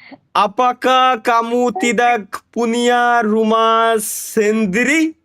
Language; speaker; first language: Indonesian; non-native, learner; Bangla